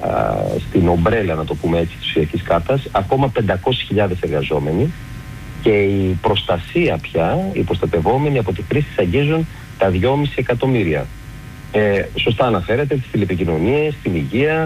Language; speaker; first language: Greek; native; Greek